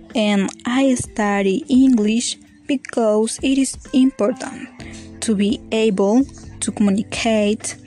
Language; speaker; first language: English; non-native, learner; Spanish